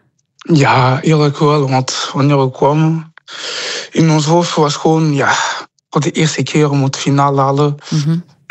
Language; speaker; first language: Dutch; non-native, local second language; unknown